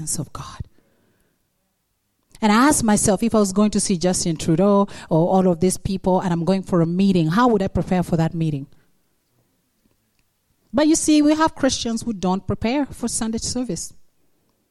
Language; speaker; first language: English; non-native, local second language; Acoli